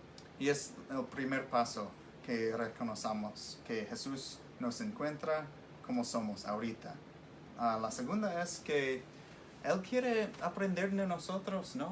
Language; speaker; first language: Spanish; non-native, fluent; English